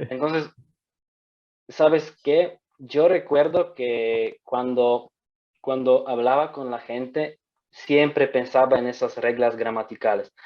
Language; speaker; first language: Spanish; non-native, fluent; Polish